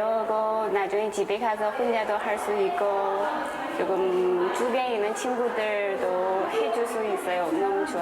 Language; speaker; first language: Korean; non-native, learner; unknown